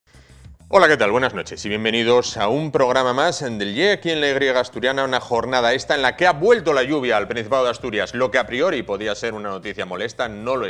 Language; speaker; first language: Spanish; native; Spanish